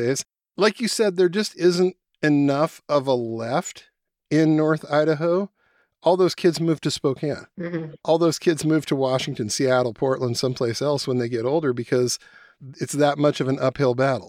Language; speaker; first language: English; native; English